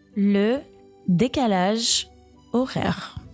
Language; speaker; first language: French; non-native, learner; English